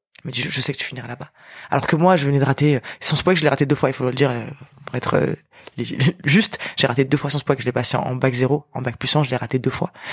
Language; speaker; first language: French; early bilingual, other home language; Arabic